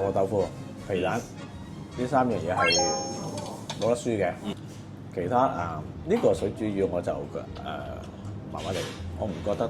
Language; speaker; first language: Cantonese; native; Cantonese